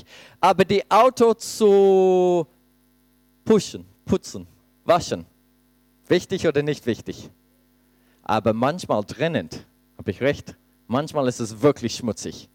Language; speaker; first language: German; non-native, fluent; English